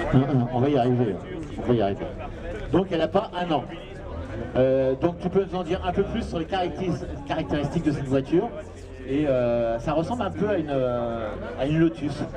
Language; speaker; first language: French; native; French